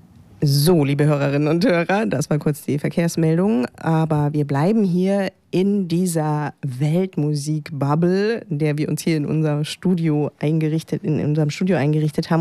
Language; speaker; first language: German; native; German